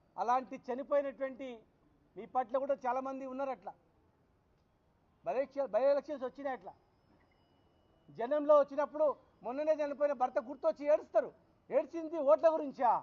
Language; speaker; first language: Telugu; native; Telugu